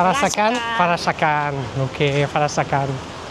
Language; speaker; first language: Thai; non-native, learner; French